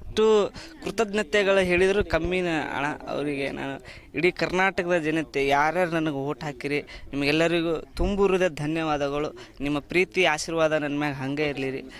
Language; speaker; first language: Kannada; non-native, local second language; Lambadi